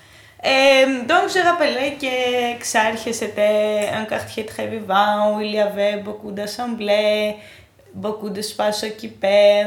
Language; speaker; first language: French; non-native, fluent; Greek